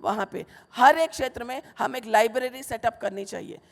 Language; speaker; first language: Hindi; non-native, local second language; Telugu